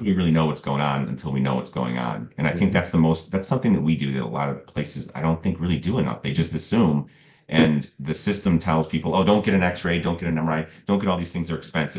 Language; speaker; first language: English; native; English